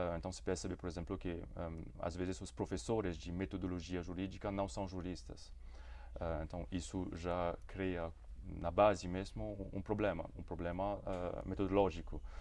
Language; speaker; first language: Portuguese; non-native, fluent; Morisyen